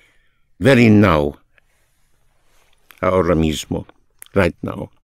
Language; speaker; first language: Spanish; non-native, fluent; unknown